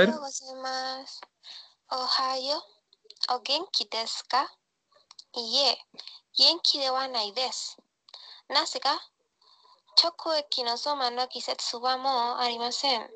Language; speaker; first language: Japanese; non-native, learner; Spanish